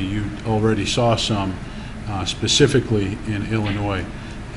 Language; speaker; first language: English; early bilingual, other home language; Italian